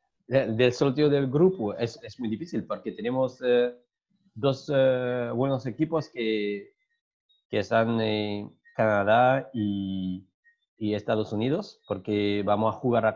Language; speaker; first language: Spanish; non-native, learner; French